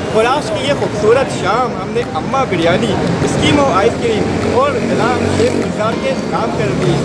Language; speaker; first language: Urdu; native; Urdu